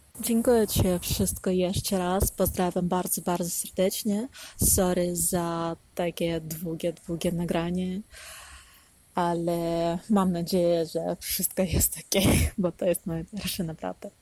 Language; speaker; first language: Polish; non-native, learner; Ukrainian